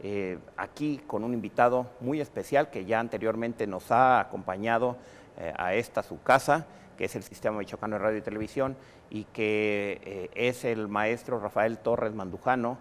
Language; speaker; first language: Spanish; native; Spanish